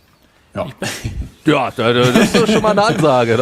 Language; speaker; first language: German; native; German